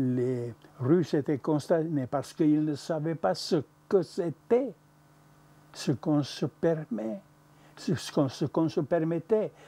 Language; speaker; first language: French; non-native, fluent; Czech